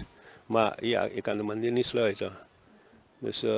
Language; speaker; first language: Dutch; non-native, local second language; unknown